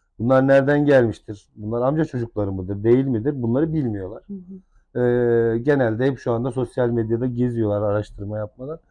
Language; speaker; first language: Turkish; native; Turkish